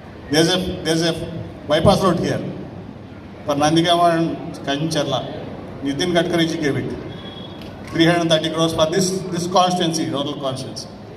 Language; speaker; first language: English; non-native, local second language; Telugu